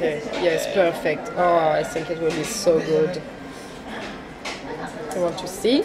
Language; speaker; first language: English; non-native, learner; French